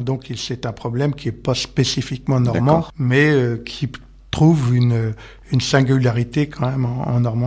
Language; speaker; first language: French; native; French